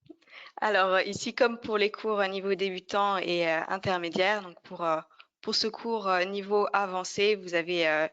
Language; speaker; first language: French; native; French